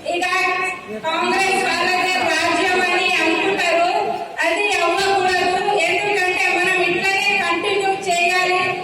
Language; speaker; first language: Telugu; non-native, local second language; Hindi